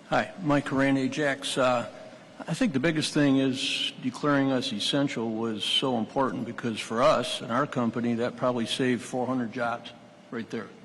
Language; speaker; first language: English; native; English